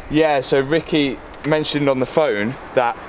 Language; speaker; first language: English; native; English